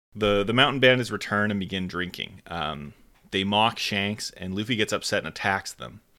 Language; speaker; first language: English; native; English